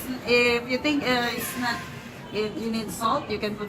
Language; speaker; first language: English; non-native, local second language; Filipino